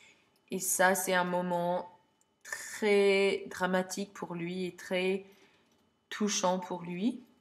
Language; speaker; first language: French; non-native, learner; English